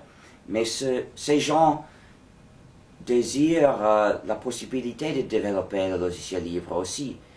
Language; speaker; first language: French; non-native, fluent; English